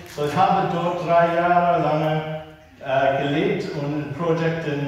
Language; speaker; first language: German; non-native, learner; English